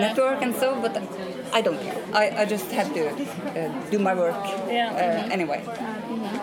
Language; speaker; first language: English; non-native, fluent; Norwegian